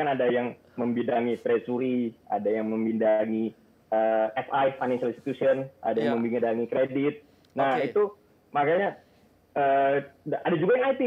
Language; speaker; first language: Indonesian; native; Indonesian